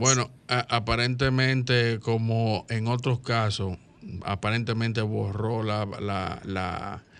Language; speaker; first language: Spanish; native; Spanish